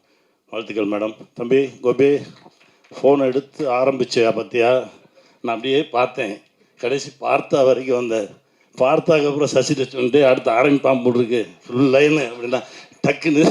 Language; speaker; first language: Tamil; native; Tamil